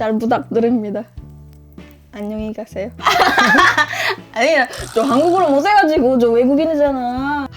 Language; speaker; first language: Korean; non-native, learner; Filipino